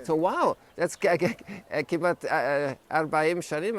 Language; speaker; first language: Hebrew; non-native, learner; English